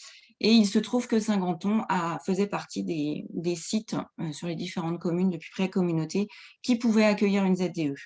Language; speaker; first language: French; native; French